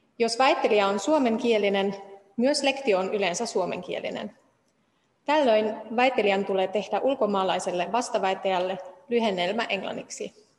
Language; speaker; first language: Finnish; non-native, fluent; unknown